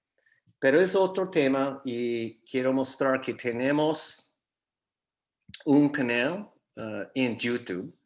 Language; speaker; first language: Spanish; non-native, fluent; English